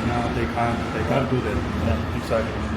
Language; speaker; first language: English; non-native, fluent; German